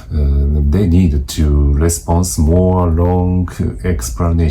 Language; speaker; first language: English; non-native, learner; Japanese